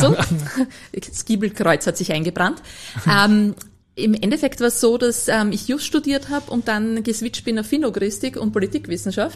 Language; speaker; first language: German; native; German